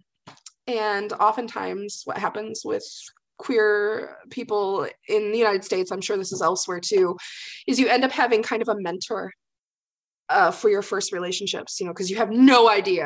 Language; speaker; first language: English; native; English